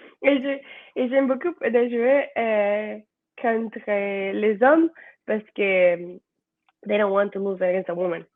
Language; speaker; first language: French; non-native, learner; Spanish